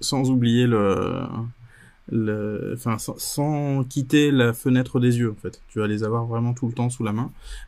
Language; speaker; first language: French; native; French